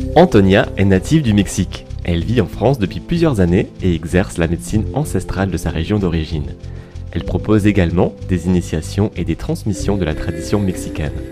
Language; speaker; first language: French; native; French